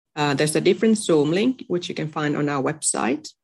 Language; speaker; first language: English; non-native, fluent; Finnish